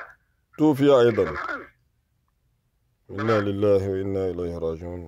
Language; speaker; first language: Arabic; non-native, fluent; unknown